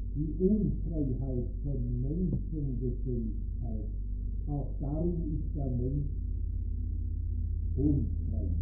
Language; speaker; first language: German; native; German